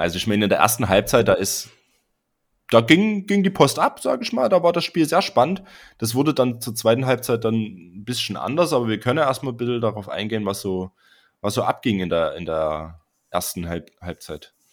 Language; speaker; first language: German; native; German